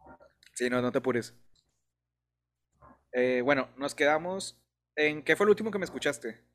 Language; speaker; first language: Spanish; native; Spanish